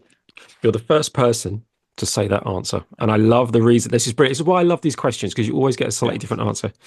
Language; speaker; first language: English; native; English